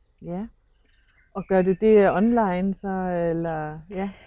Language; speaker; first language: Danish; native; Danish